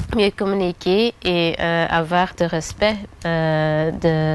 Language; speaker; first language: French; non-native, local second language; Dutch